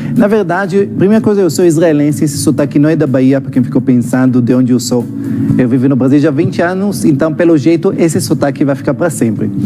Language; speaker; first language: Portuguese; non-native, fluent; Hebrew